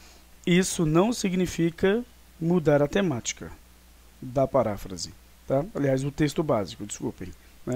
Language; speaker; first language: Portuguese; native; Portuguese